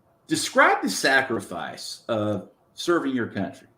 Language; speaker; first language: English; native; English